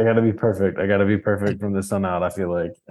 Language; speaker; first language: English; native; English